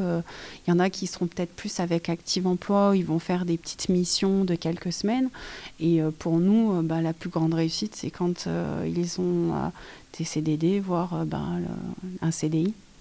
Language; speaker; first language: French; native; French